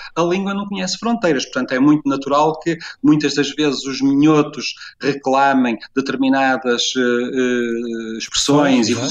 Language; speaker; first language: Portuguese; native; Portuguese